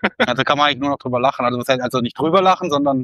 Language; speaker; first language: German; native; German